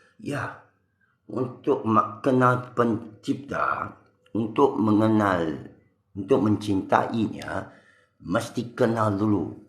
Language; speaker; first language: Malay; non-native, local second language; Min Nan Chinese